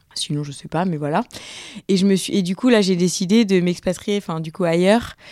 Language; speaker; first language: French; native; French